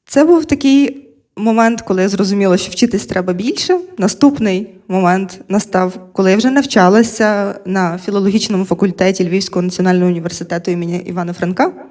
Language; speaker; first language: Ukrainian; non-native, local second language; Russian